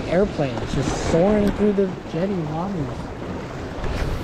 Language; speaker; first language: English; early bilingual, other home language; Korean